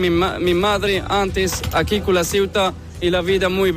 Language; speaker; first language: Spanish; non-native, learner; Arabic